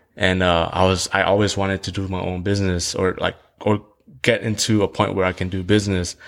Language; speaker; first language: English; early bilingual, other home language; Vietnamese